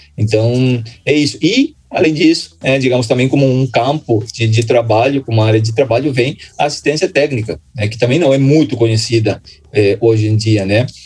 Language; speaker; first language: Portuguese; non-native, fluent; Spanish